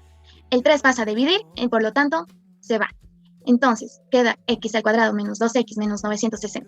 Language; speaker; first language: Spanish; native; Spanish